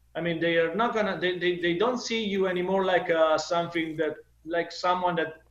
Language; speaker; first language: English; non-native, fluent; Italian